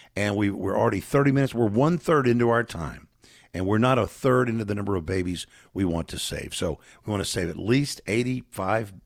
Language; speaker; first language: English; native; English